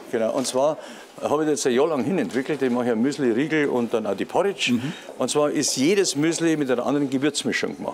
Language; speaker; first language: German; native; German